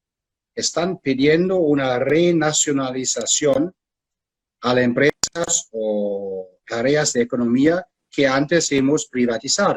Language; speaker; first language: Spanish; non-native, fluent; German